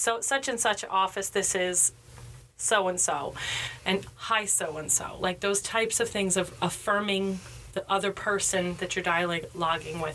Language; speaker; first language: English; native; English